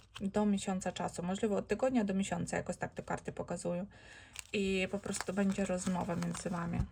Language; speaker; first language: Polish; non-native, learner; Ukrainian